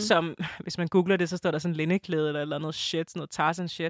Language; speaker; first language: Danish; early bilingual, other home language; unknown